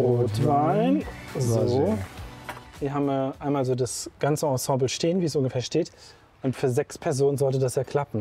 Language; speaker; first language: German; native; German